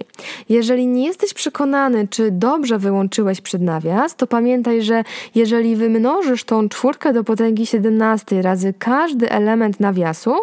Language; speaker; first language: Polish; native; Polish